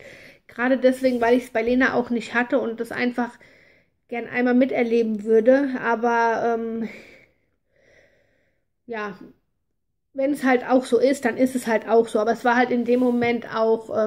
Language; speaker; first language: German; native; German